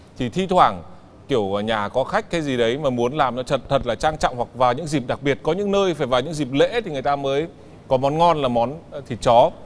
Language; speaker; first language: Vietnamese; native; Vietnamese